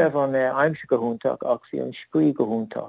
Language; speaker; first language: Irish; non-native, learner; English